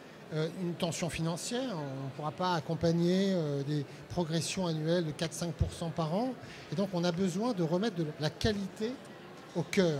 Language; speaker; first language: French; native; French